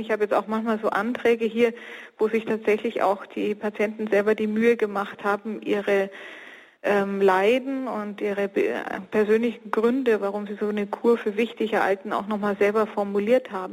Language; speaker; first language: German; native; German